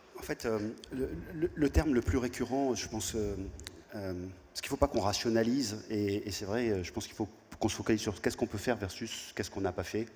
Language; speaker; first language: French; native; French